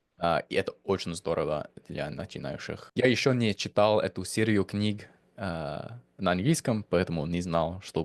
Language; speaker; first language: Russian; non-native, fluent; English